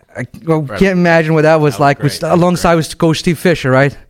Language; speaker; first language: English; non-native, fluent; Portuguese